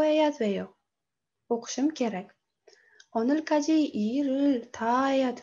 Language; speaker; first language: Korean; non-native, fluent; Uzbek